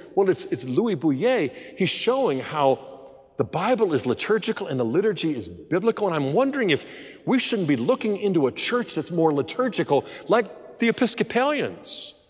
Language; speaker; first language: English; native; English